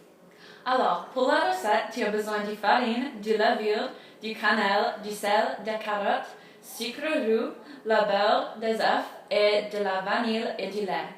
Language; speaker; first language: French; non-native, learner; English